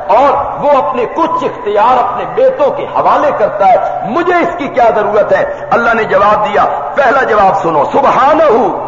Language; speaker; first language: Urdu; non-native, local second language; Punjabi